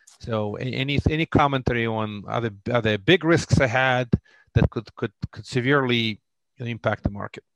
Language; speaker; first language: English; non-native, fluent; Russian